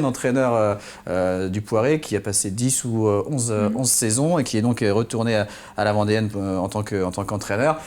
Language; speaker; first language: French; native; French